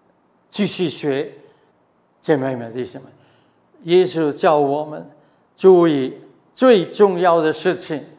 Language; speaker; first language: Chinese; non-native, fluent; German